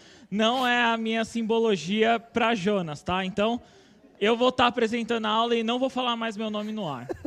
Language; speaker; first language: Portuguese; native; Portuguese